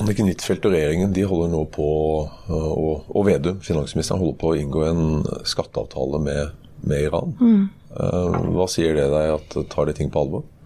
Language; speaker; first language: Norwegian; native; Norwegian